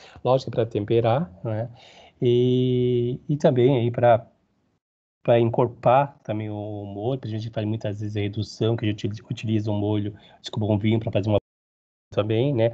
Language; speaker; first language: Portuguese; native; Portuguese